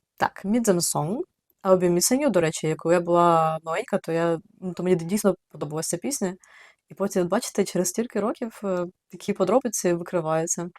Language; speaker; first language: Ukrainian; native; Ukrainian